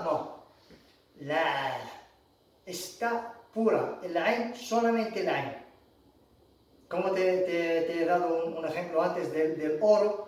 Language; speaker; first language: Spanish; non-native, fluent; Arabic